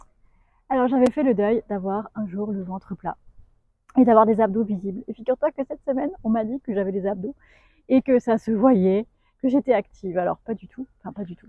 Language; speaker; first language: French; native; French